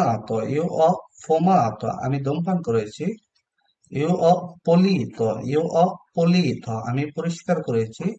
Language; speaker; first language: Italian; non-native, learner; Bangla